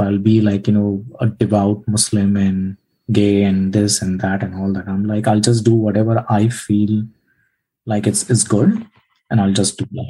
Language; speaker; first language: English; non-native, local second language; Hindi